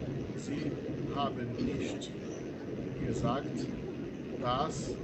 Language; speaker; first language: German; non-native, fluent; Portuguese